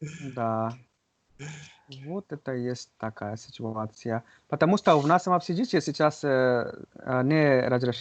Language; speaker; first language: Russian; non-native, learner; Hindi